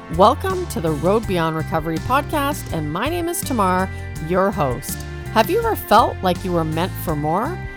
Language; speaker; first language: English; native; English